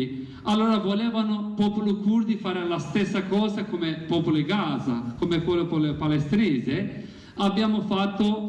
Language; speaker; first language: Italian; non-native, learner; Kurdish